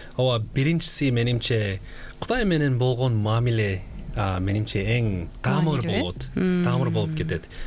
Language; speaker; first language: Kyrgyz; non-native, fluent; Korean